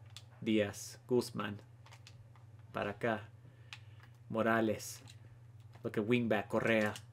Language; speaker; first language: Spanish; early bilingual, heritage; Spanish